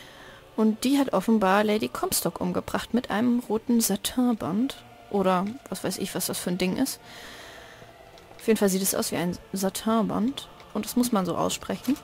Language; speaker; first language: German; native; German